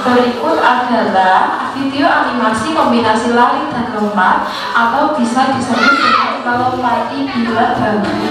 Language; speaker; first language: Indonesian; native; Indonesian